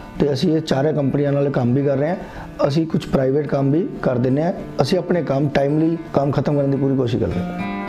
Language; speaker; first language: Punjabi; native; Punjabi